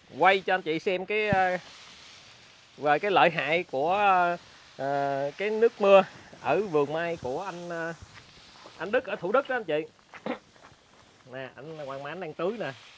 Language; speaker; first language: Vietnamese; native; Vietnamese